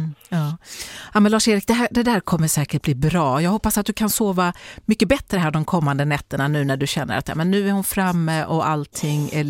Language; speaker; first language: Swedish; native; Swedish